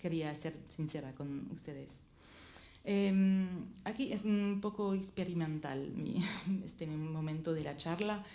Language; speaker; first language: Spanish; non-native, learner; French